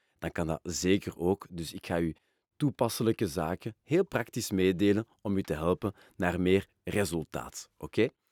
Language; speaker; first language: Dutch; non-native, local second language; French